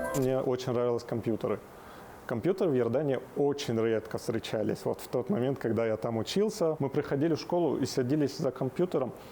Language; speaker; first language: Russian; non-native, fluent; Arabic